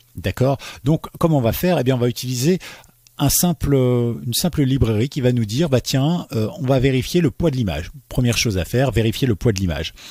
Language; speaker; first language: French; native; French